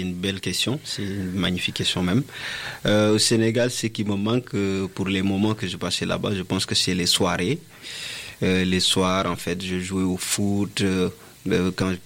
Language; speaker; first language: French; non-native, local second language; Wolof